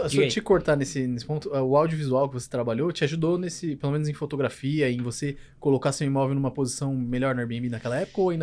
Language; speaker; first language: Portuguese; native; Portuguese